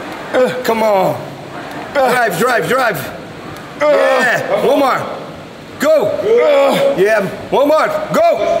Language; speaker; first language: English; non-native, learner; Portuguese